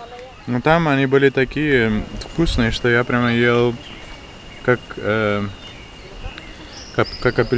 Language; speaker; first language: Russian; non-native, fluent; English